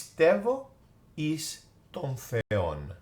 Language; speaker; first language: Greek; non-native, fluent; English